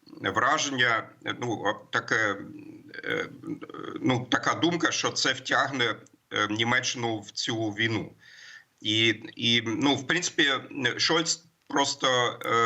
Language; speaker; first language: Ukrainian; non-native, fluent; German